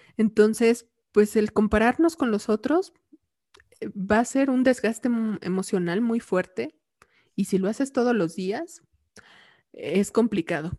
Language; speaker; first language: Spanish; native; Spanish